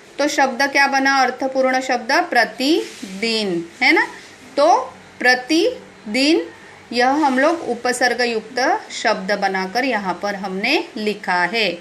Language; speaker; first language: Hindi; non-native, local second language; Marathi